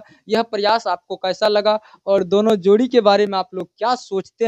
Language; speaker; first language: Hindi; native; Hindi